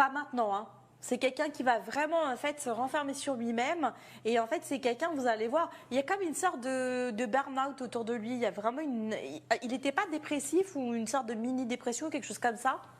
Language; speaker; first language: French; native; French